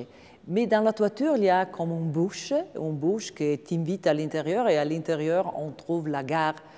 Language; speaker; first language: French; non-native, learner; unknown